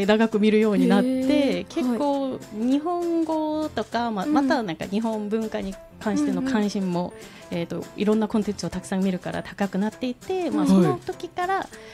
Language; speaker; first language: Japanese; non-native, fluent; Korean